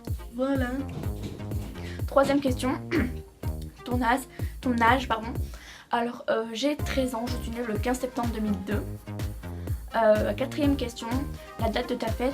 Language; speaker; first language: French; native; French